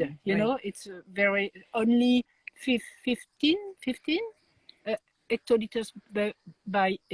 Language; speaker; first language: English; non-native, learner; French